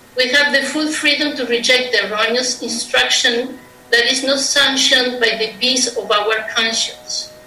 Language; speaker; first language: English; non-native, fluent; Spanish